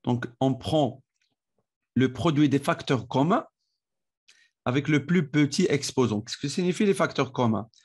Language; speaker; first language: French; non-native, local second language; Arabic